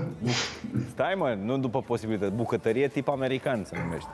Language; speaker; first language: Romanian; native; Romanian